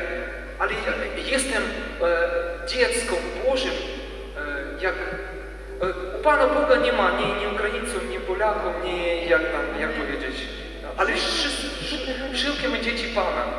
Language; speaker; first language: Polish; non-native, learner; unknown